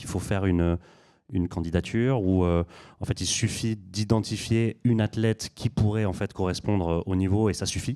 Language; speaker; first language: French; native; French